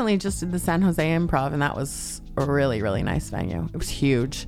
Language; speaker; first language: English; native; English